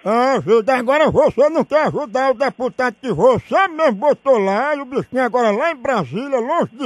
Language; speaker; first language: Portuguese; native; Portuguese